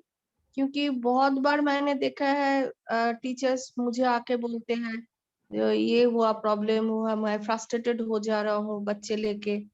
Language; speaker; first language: Hindi; non-native, local second language; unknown